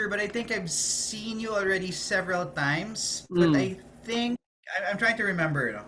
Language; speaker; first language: English; non-native, local second language; Filipino